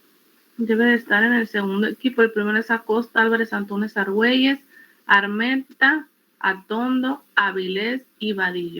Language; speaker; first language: Spanish; native; Spanish